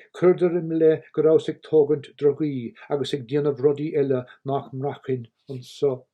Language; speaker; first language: Irish; native; Irish